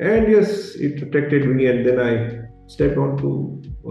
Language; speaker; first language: English; non-native, local second language; Gujarati